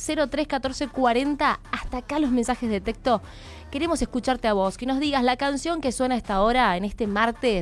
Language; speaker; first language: Spanish; native; Spanish